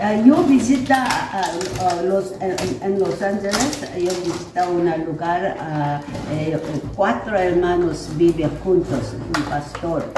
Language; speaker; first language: Spanish; non-native, learner; Korean